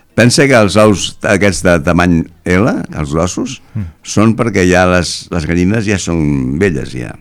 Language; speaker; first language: Catalan; native; Catalan